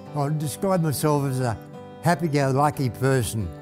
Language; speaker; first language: English; native; English